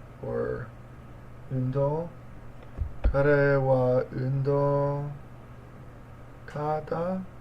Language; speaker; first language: Japanese; non-native, learner; English